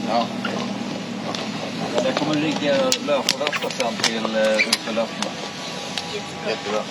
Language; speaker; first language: Swedish; native; Swedish